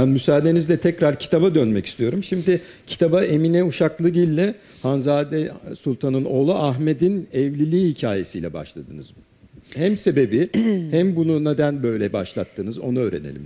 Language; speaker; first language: Turkish; native; Turkish